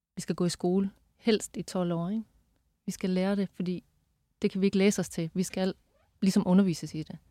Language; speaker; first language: Danish; native; Danish